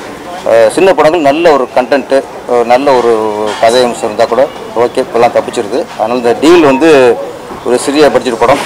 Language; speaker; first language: Tamil; native; Tamil